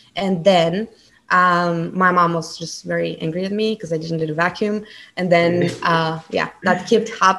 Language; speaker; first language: English; non-native, fluent; Bulgarian